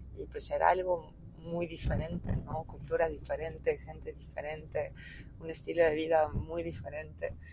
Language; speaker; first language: Spanish; early bilingual, other home language; Ukrainian